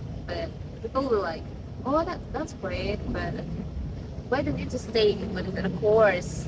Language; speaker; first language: English; non-native, learner; Indonesian